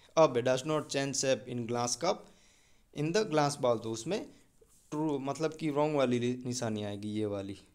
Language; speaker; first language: Hindi; native; Hindi